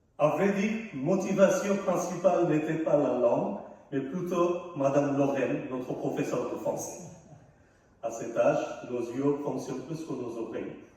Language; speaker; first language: French; non-native, fluent; Arabic